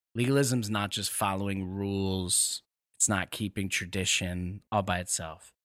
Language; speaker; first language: English; native; English